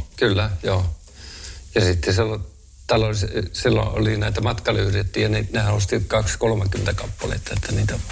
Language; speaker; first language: Finnish; non-native, local second language; Northern Sami